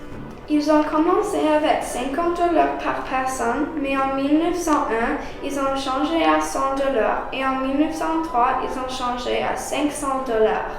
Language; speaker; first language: French; non-native, learner; English